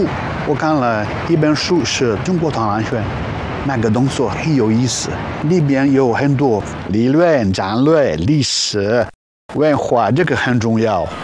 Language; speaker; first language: Chinese; non-native, learner; Italian